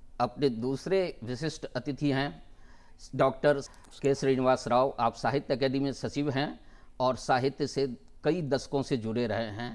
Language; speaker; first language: Hindi; non-native, local second language; Maithili